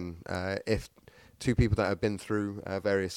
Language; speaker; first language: English; native; English